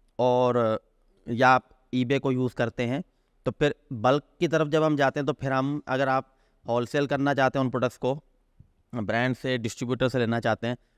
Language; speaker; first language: Urdu; non-native, local second language; Sindhi